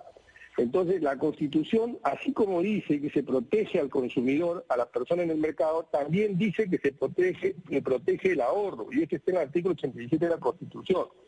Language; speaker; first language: Spanish; native; Spanish